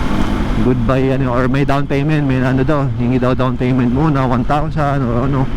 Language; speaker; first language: Filipino; native; Filipino